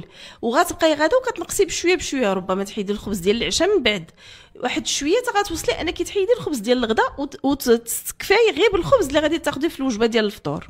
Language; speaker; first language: Arabic; native; Arabic